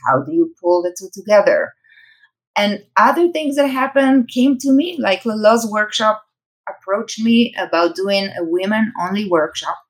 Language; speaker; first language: English; non-native, fluent; Hebrew